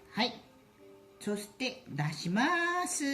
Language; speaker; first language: Japanese; non-native, fluent; Chinese